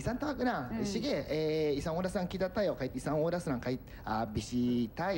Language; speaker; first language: Filipino; non-native, learner; Japanese